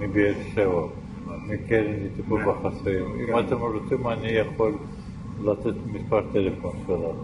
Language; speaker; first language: Hebrew; non-native, learner; Russian